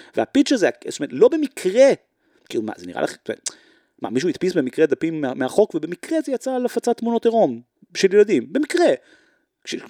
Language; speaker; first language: Hebrew; native; Hebrew